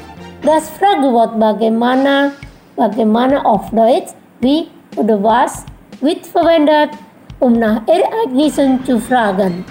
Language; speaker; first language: German; non-native, fluent; Indonesian